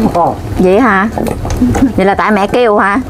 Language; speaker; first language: Vietnamese; native; Vietnamese